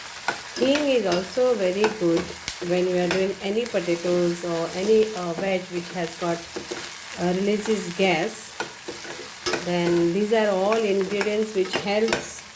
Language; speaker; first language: English; non-native, local second language; Konkani